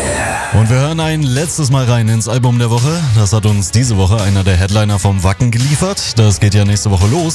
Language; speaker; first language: German; native; German